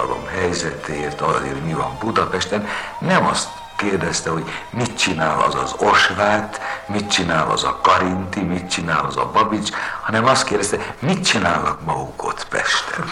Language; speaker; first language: Hungarian; native; Hungarian